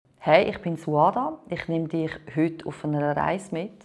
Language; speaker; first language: German; non-native, fluent; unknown